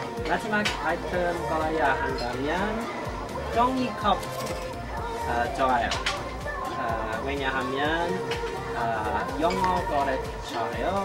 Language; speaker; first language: Korean; non-native, learner; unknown